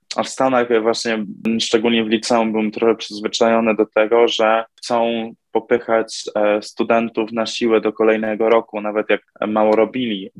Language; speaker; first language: Polish; early bilingual, heritage; Polish